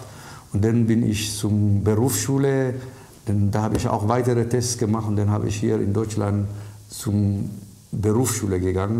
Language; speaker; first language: German; non-native, fluent; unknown